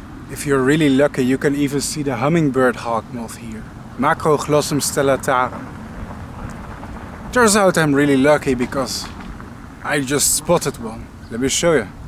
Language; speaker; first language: English; non-native, fluent; Dutch